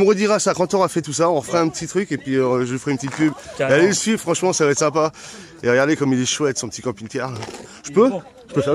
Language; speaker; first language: French; native; French